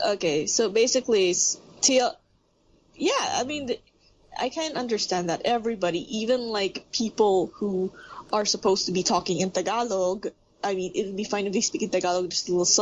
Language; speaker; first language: English; non-native, local second language; Filipino